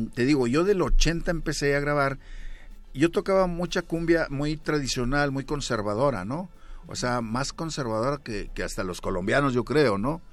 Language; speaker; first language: Spanish; native; Spanish